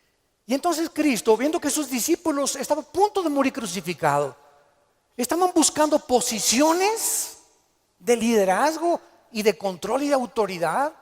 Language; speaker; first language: Spanish; native; Spanish